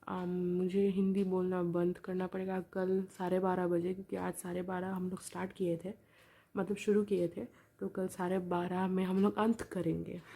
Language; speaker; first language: Hindi; non-native, local second language; Bangla